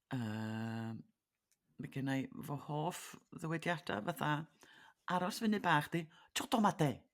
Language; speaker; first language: Welsh; native; Welsh